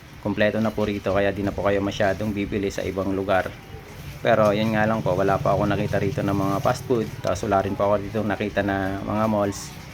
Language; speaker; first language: Filipino; non-native, local second language; Bikol